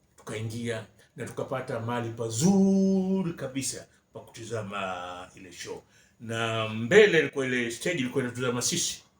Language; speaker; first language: Swahili; native; Swahili